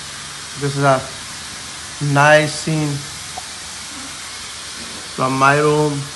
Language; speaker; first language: English; non-native, learner; Urdu